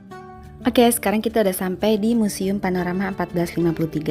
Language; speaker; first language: Indonesian; native; Indonesian